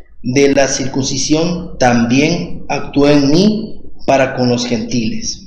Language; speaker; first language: Spanish; native; Spanish